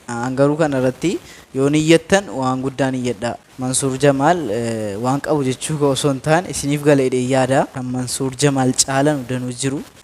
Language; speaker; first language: Oromo; native; Oromo